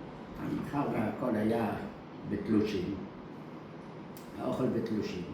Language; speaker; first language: Hebrew; early bilingual, other home language; Dutch